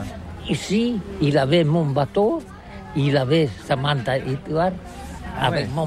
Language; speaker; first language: French; non-native, learner; Catalan